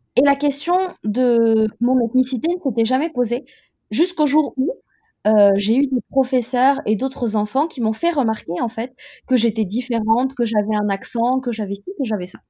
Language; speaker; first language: French; native; French